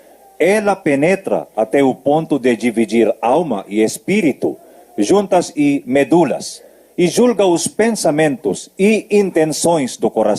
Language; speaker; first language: Portuguese; native; Portuguese